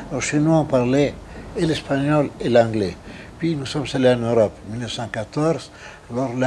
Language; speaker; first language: French; non-native, fluent; Spanish